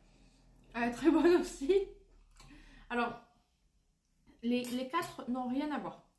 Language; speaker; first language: French; native; French